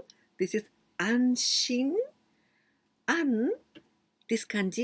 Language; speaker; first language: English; non-native, fluent; Japanese